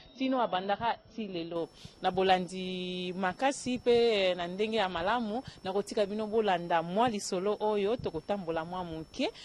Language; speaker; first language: Lingala; native; Lingala